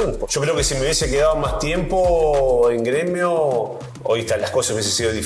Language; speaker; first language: Portuguese; non-native, learner; Spanish